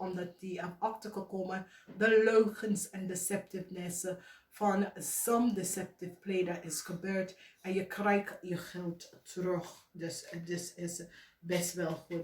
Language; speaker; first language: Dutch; non-native, learner; English